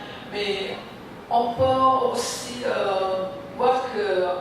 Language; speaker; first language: French; non-native, fluent; Indonesian